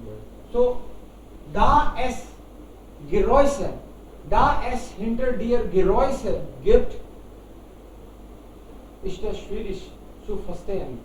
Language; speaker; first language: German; non-native, fluent; Hindi